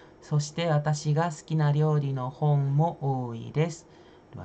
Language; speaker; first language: Japanese; non-native, fluent; Indonesian